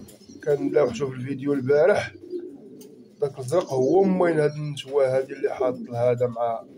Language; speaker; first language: Arabic; native; Arabic